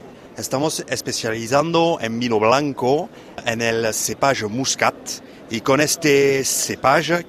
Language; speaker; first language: Spanish; non-native, fluent; French